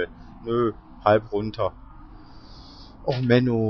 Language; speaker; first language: German; native; German